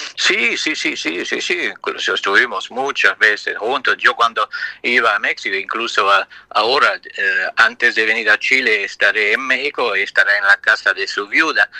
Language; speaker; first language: Spanish; non-native, fluent; Italian